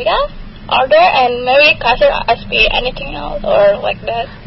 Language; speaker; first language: English; non-native, learner; Indonesian